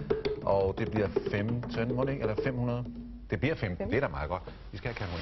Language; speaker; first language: Danish; native; Danish